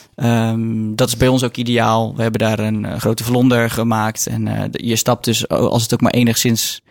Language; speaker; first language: Dutch; native; Dutch